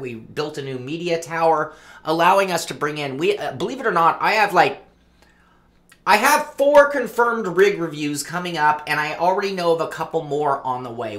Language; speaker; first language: English; native; English